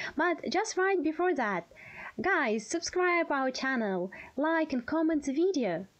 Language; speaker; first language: English; non-native, fluent; Russian